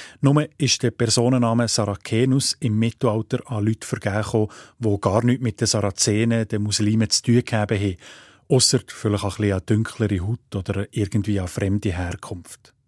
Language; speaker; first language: German; native; German